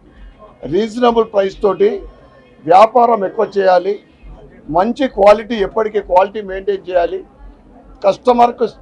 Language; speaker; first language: Telugu; native; Telugu